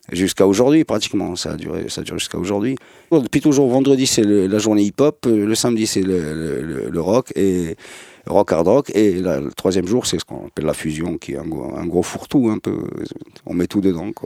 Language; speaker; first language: French; non-native, local second language; Arabic